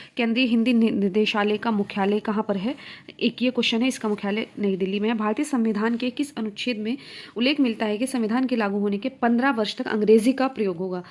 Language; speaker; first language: Hindi; native; Hindi